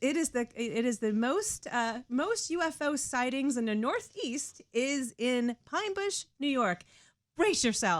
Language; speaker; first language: English; native; English